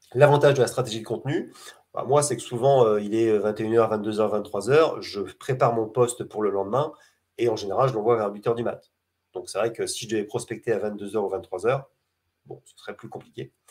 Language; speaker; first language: French; native; French